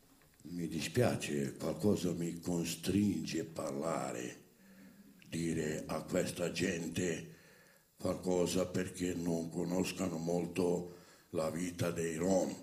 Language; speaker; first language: Italian; non-native, fluent; Romany